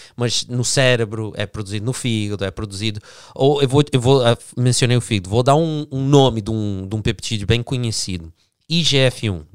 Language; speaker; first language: Portuguese; early bilingual, heritage; English